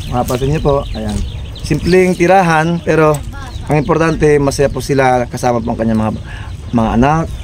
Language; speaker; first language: Filipino; non-native, local second language; Pangasinan